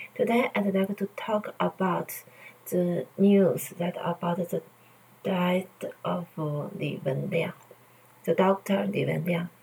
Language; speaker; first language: English; non-native, learner; Chinese